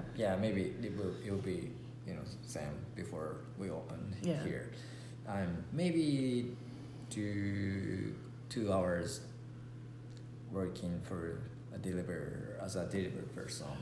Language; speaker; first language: English; non-native, learner; Japanese